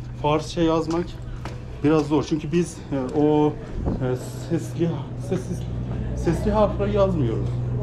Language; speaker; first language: Turkish; non-native, learner; Persian